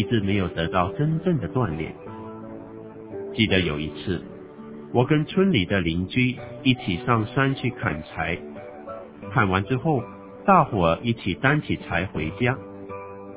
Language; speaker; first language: Chinese; native; Chinese